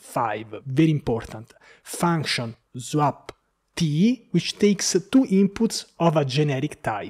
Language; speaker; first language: English; non-native, fluent; Italian